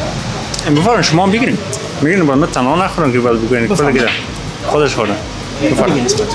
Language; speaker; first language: Persian; native; Persian